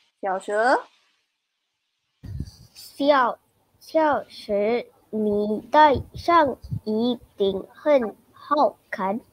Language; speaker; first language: Chinese; non-native, fluent; Malay